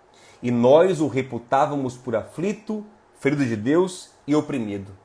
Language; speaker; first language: Portuguese; native; Portuguese